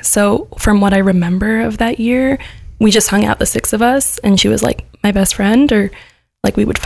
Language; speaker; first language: English; early bilingual, other home language; Gujarati